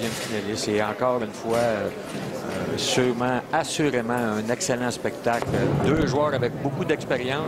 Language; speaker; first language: French; native; French